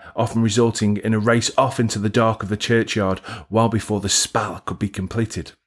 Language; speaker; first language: English; native; English